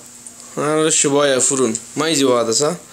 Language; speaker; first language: Arabic; non-native, learner; Bangla